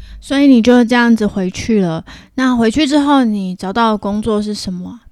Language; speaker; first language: Chinese; native; Chinese